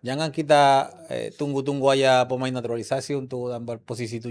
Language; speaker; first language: Indonesian; non-native, fluent; Spanish